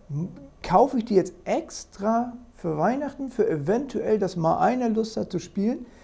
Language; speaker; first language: German; native; German